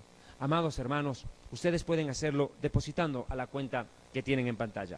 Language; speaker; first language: Spanish; native; Spanish